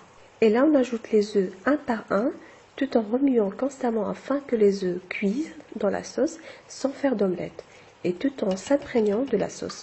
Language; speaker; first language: French; non-native, local second language; Arabic